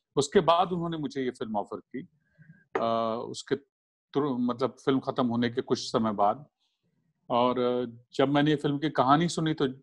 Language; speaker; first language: Hindi; native; Hindi